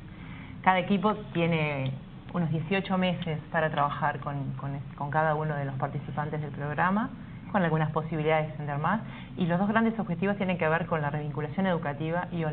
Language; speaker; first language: Spanish; native; Spanish